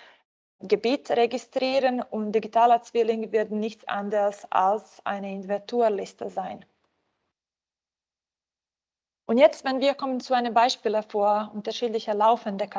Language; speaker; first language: German; non-native, fluent; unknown